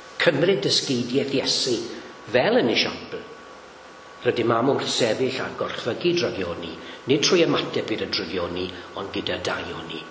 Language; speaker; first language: Welsh; native; Welsh